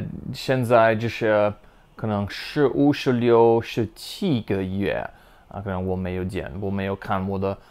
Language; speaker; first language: Chinese; non-native, learner; English